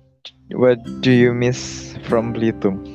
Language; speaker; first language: English; non-native, learner; Indonesian